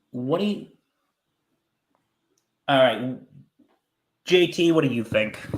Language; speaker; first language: English; native; English